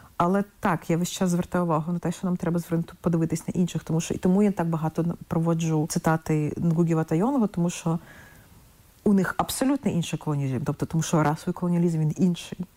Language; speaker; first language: Ukrainian; non-native, local second language; Russian